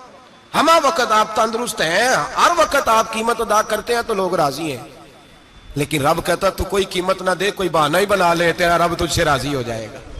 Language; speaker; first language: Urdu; non-native, local second language; Punjabi